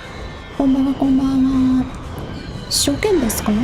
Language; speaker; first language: Japanese; non-native, learner; English